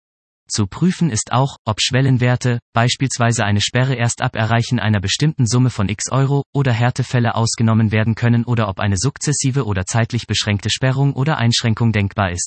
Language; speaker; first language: German; native; German